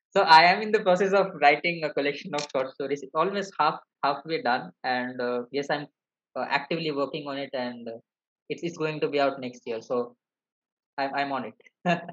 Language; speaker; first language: English; non-native, local second language; Malayalam